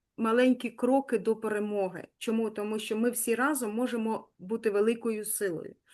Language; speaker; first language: Ukrainian; native; Ukrainian